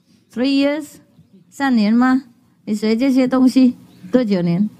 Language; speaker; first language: Chinese; non-native, fluent; Vietnamese